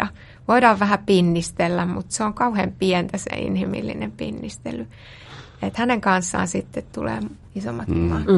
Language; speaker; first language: Finnish; native; Finnish